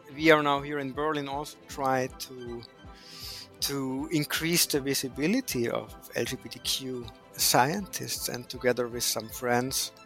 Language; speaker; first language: English; non-native, fluent; German